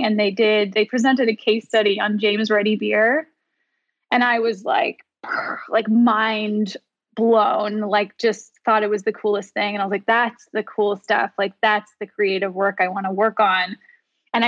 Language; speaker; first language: English; native; English